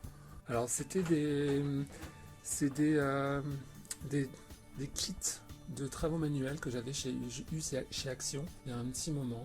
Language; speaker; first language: French; native; French